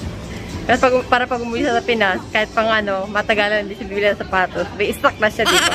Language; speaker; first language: Filipino; non-native, local second language; Bikol